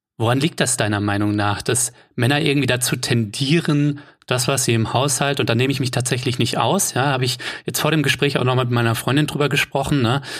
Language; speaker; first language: German; native; German